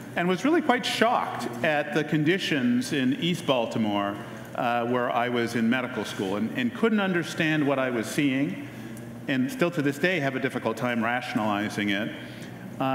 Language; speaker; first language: English; native; English